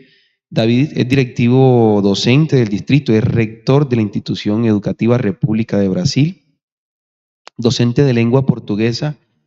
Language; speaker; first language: Spanish; native; Spanish